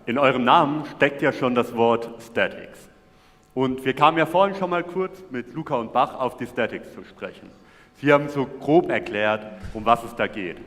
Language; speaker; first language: German; native; German